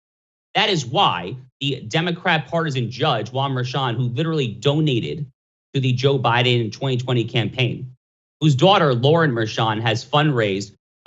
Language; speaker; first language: English; native; English